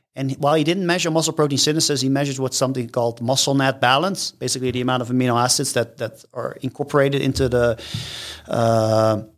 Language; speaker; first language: English; non-native, fluent; Dutch